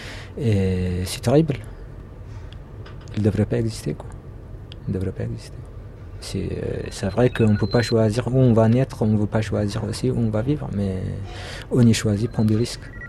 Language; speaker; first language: French; non-native, fluent; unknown